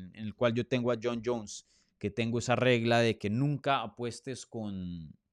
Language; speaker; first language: Spanish; native; Spanish